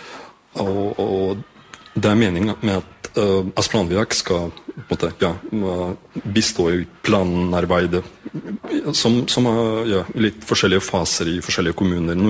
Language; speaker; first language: Norwegian; non-native, fluent; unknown